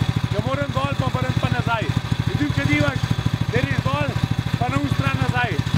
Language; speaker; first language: Slovenian; native; Slovenian